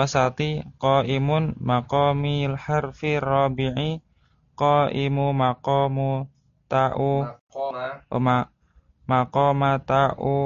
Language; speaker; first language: Arabic; non-native, learner; Indonesian